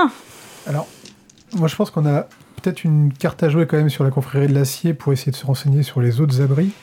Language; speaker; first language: French; native; French